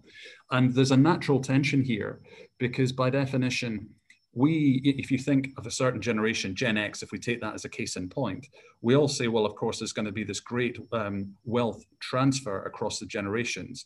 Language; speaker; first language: English; native; English